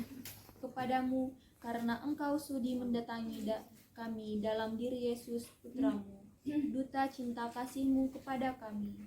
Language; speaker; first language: Indonesian; native; Indonesian